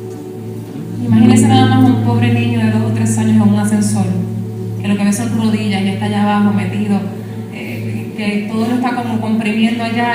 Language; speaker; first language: Spanish; native; Spanish